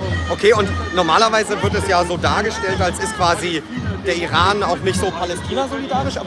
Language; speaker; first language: German; native; German